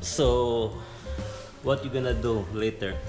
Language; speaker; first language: English; non-native, learner; Filipino